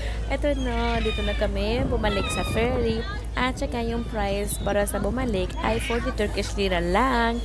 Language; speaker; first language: Filipino; non-native, learner; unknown